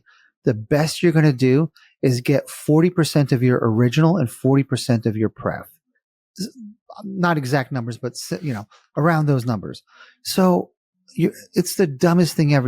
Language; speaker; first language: English; native; English